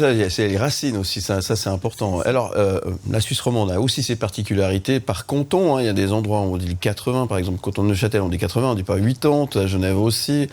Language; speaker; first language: French; native; French